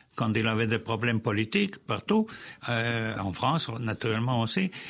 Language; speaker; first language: French; non-native, fluent; Spanish